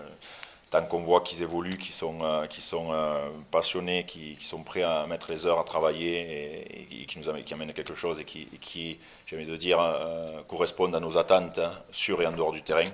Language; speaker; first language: French; native; French